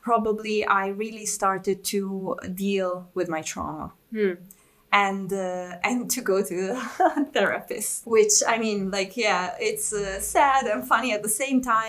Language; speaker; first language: English; non-native, fluent; Italian